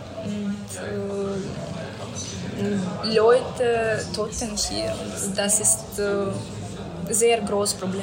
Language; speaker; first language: German; non-native, learner; Ukrainian